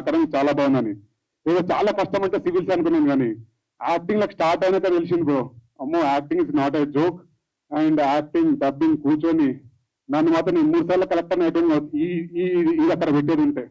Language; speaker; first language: Telugu; native; Telugu